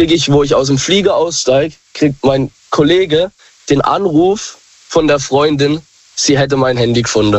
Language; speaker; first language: German; native; German